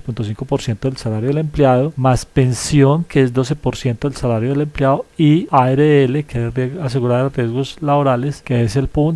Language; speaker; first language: Spanish; native; Spanish